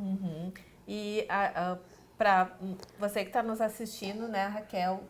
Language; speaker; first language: Portuguese; native; Portuguese